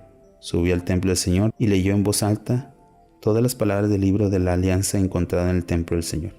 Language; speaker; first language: Spanish; native; Spanish